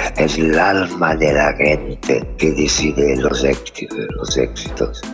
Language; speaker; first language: Spanish; non-native, fluent; Italian